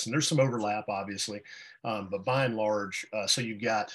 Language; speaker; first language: English; native; English